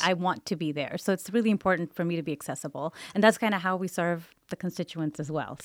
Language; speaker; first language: English; non-native, local second language; Urdu